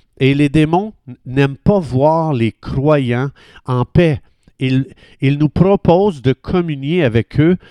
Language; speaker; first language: French; native; French